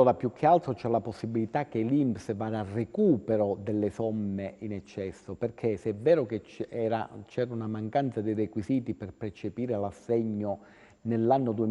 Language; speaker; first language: Italian; native; Italian